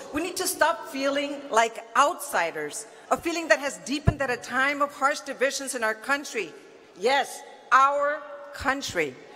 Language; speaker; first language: English; early bilingual, other home language; Spanish